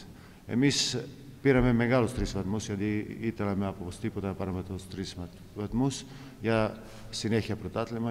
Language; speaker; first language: Greek; non-native, fluent; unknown